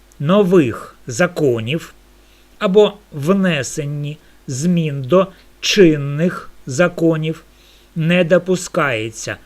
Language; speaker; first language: Ukrainian; non-native, local second language; Russian